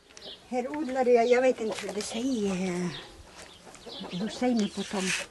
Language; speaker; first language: Swedish; early bilingual, heritage; Swedish